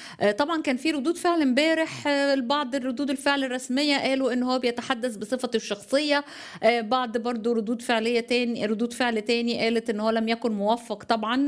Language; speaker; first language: Arabic; native; Arabic